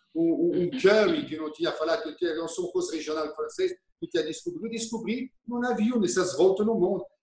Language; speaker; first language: Portuguese; non-native, fluent; French